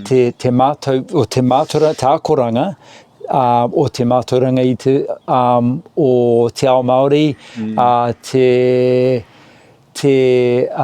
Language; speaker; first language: Māori; non-native, local second language; English